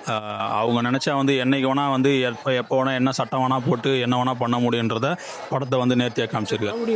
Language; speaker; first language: Tamil; native; Tamil